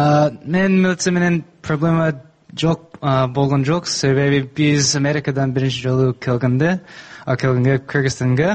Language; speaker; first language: Kyrgyz; non-native, learner; English